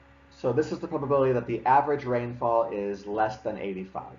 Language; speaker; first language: English; native; English